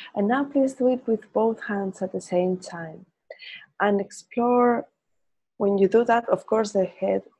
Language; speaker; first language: English; non-native, fluent; Spanish